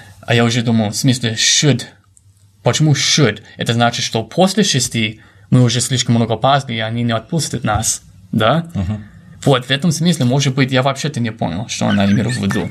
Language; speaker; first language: Russian; non-native, fluent; English